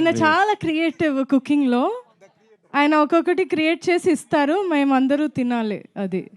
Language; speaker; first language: Telugu; non-native, fluent; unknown